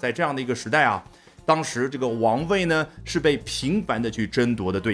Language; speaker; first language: Chinese; native; Chinese